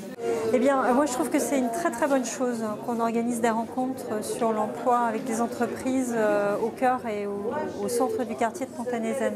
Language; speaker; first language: French; native; French